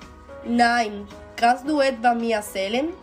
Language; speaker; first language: German; non-native, learner; Spanish